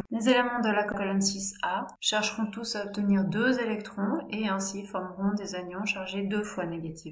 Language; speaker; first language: French; native; French